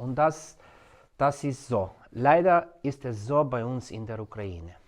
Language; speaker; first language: German; non-native, fluent; Ukrainian